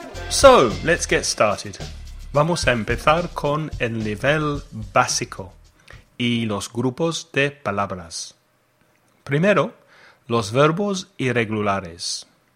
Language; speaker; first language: Spanish; non-native, fluent; English